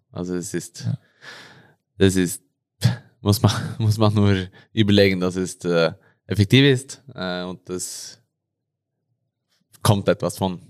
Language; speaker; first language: German; non-native, learner; Norwegian